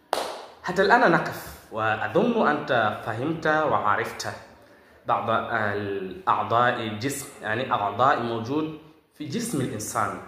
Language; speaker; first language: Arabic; non-native, fluent; Swahili